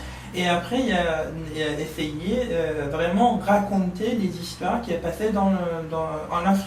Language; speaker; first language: French; non-native, learner; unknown